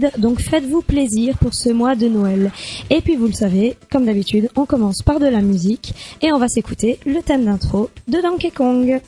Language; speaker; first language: French; native; French